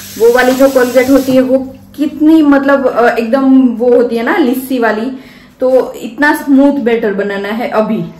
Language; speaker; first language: Hindi; non-native, local second language; Gujarati